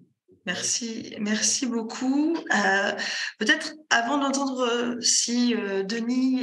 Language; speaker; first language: French; native; French